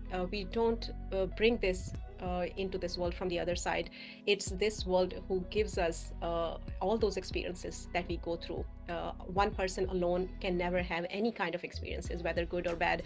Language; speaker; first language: English; non-native, fluent; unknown